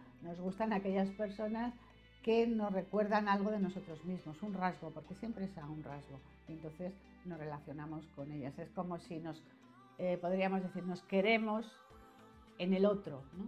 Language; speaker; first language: Spanish; native; Spanish